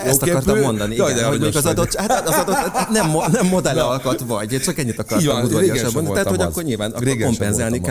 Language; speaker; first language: Hungarian; native; Hungarian